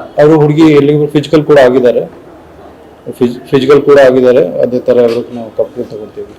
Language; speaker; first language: Kannada; non-native, local second language; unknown